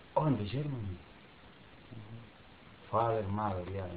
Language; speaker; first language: English; non-native, learner; Spanish